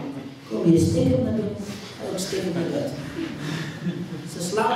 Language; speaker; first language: Dutch; non-native, fluent; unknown